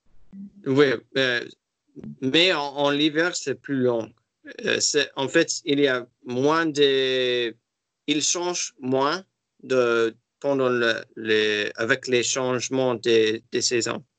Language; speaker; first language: French; non-native, learner; English